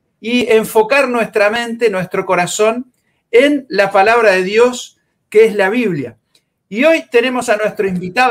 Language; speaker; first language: Spanish; native; Spanish